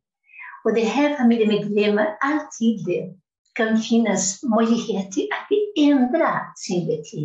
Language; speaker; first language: Swedish; non-native, fluent; Portuguese